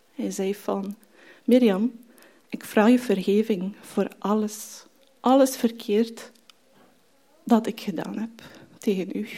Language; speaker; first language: Dutch; non-native, fluent; French